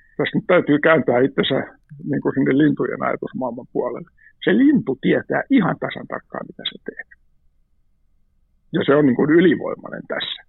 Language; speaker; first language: Finnish; native; Finnish